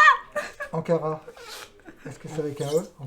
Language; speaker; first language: French; native; French